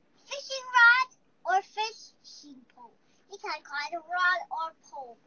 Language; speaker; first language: English; non-native, learner; Chinese